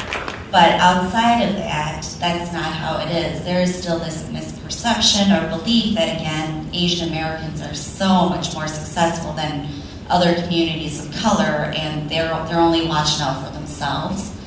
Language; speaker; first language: English; early bilingual, other home language; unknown